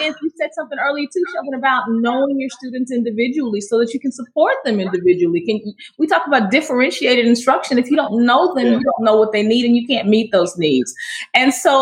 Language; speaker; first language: English; native; English